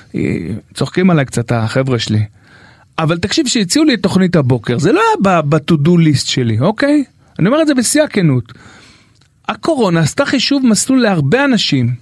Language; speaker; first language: Hebrew; native; Hebrew